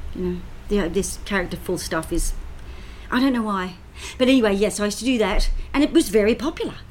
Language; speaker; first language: English; native; English